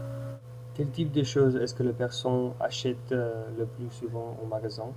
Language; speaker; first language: French; non-native, fluent; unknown